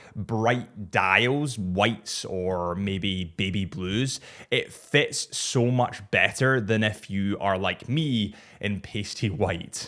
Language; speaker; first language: English; native; English